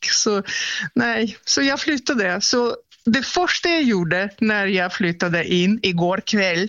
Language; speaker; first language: Swedish; non-native, fluent; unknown